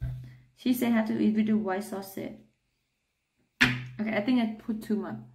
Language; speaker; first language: English; non-native, learner; Thai